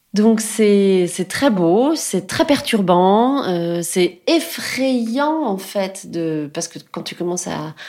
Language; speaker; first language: French; native; French